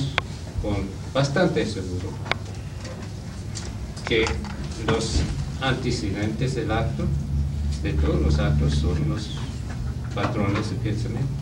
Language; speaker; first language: Spanish; non-native, learner; English